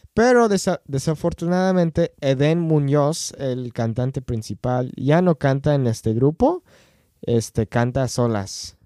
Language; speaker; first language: Spanish; non-native, fluent; English